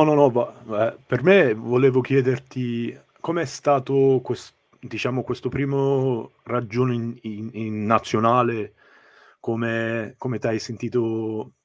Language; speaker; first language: Italian; early bilingual, heritage; English